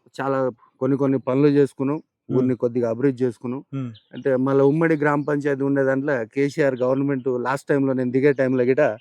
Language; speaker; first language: Telugu; non-native, local second language; Lambadi